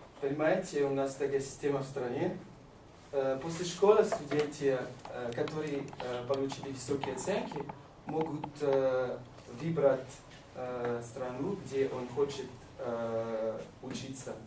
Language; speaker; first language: Russian; non-native, learner; Malagasy